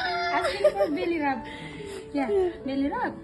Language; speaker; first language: English; non-native, learner; Indonesian